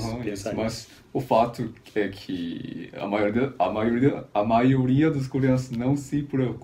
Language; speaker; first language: Portuguese; non-native, fluent; Korean